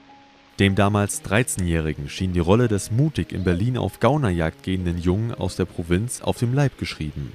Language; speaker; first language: German; native; German